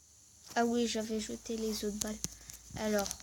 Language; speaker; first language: French; native; French